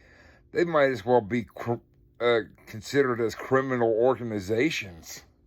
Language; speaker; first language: English; native; English